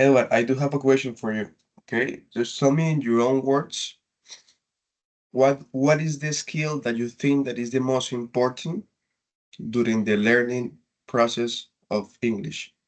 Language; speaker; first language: English; non-native, fluent; Spanish